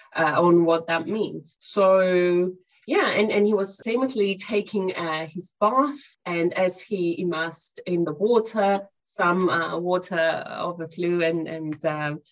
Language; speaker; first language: English; non-native, fluent; Greek